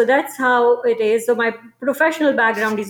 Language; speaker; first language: English; non-native, local second language; Gujarati